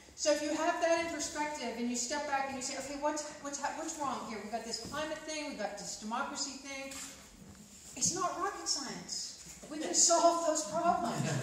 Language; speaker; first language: English; native; English